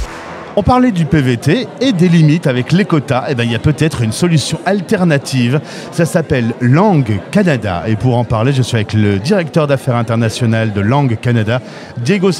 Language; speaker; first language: French; native; French